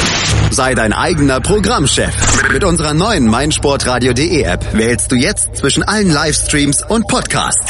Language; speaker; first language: German; native; German